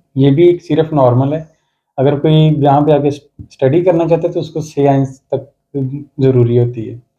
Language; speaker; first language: Urdu; non-native, local second language; Punjabi